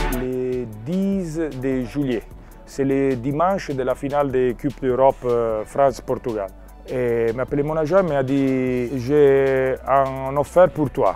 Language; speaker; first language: French; non-native, learner; Italian